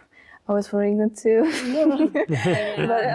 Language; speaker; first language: English; non-native, learner; Polish